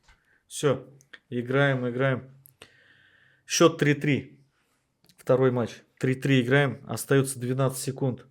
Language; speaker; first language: Russian; native; Russian